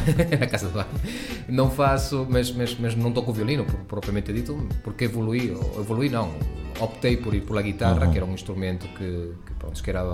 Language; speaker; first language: Portuguese; early bilingual, heritage; Spanish